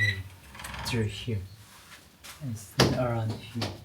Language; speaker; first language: English; non-native, learner; Korean